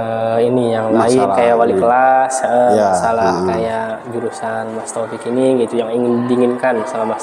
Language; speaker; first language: Indonesian; native; Indonesian